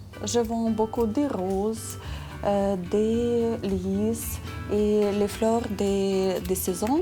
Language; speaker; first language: French; non-native, learner; Ukrainian